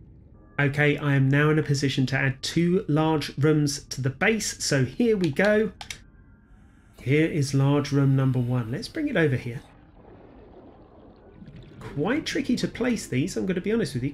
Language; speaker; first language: English; native; English